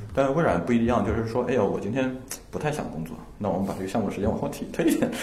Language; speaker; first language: Chinese; native; Chinese